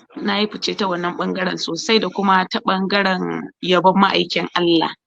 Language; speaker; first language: Hausa; non-native, local second language; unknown